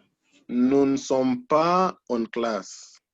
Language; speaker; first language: French; non-native, fluent; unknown